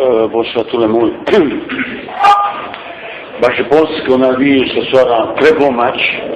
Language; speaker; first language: French; non-native, fluent; Bosnian